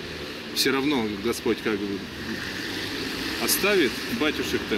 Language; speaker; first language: Russian; native; Russian